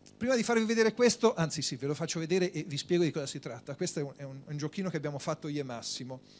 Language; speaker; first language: Italian; native; Italian